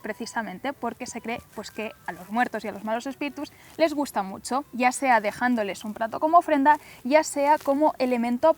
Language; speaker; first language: Spanish; native; Spanish